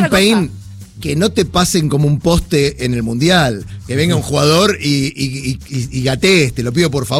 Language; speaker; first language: Spanish; native; Spanish